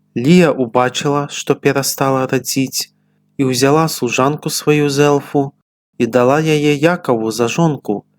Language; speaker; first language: Belarusian; native; Belarusian